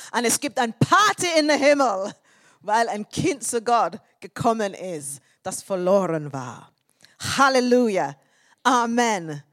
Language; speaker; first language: German; non-native, fluent; English